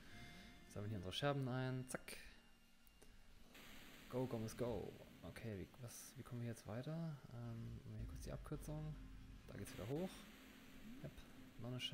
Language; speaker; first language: German; native; German